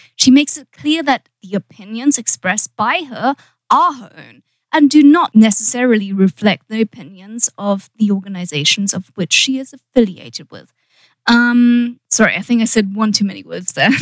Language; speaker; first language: English; native; English